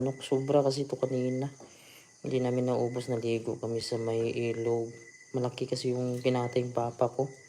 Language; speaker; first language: Filipino; non-native, local second language; Cebuano